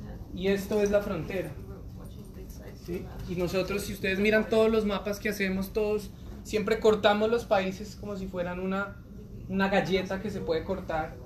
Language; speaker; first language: Spanish; native; Spanish